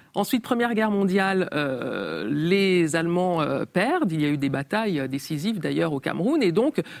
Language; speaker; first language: French; native; French